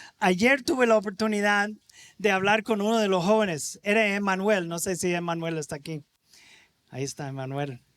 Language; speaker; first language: Spanish; non-native, fluent; English